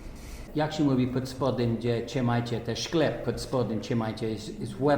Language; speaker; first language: Polish; early bilingual, heritage; Polish